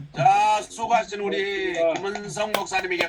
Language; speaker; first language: Korean; native; Korean